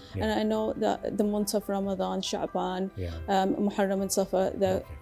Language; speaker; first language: English; native; English